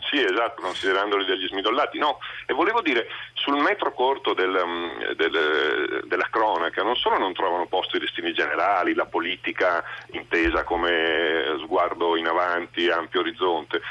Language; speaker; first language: Italian; native; Italian